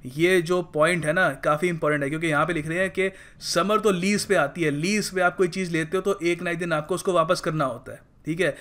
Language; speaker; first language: Hindi; native; Hindi